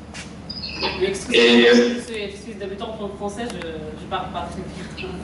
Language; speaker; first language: French; non-native, learner; Arabic